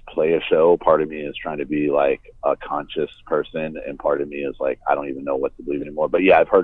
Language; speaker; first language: English; native; English